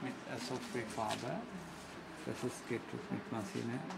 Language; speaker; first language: German; non-native, learner; Sinhala